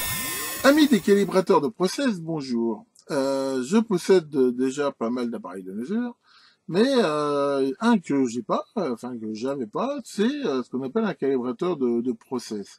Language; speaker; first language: French; native; French